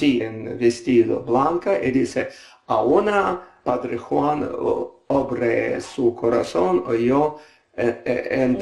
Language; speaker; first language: Spanish; non-native, learner; Russian